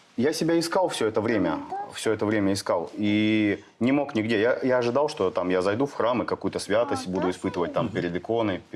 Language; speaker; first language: Russian; native; Russian